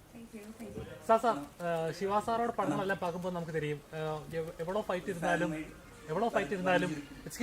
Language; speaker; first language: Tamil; non-native, local second language; Malayalam